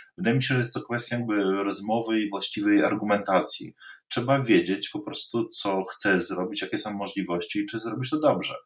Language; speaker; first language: Polish; native; Polish